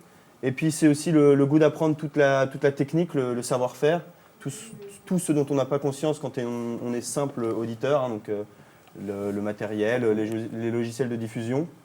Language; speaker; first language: French; native; French